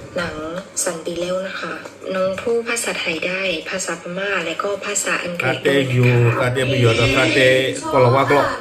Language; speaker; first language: Thai; non-native, fluent; Burmese